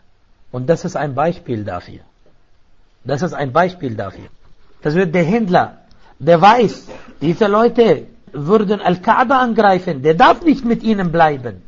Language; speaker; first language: German; non-native, fluent; Arabic